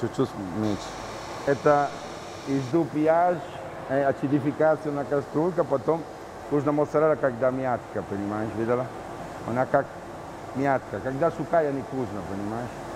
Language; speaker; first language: Russian; non-native, learner; Italian